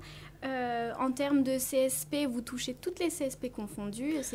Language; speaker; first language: French; native; French